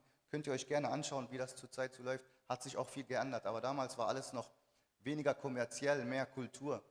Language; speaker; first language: German; early bilingual, other home language; Arabic